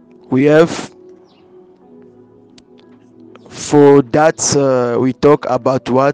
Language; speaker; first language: English; non-native, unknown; Lingala